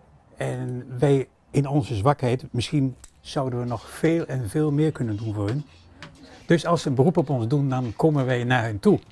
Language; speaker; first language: Dutch; native; Dutch